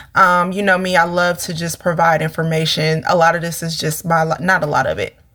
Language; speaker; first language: English; native; English